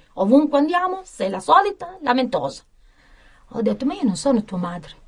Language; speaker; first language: Italian; native; Italian